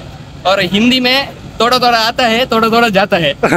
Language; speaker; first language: Hindi; non-native, learner; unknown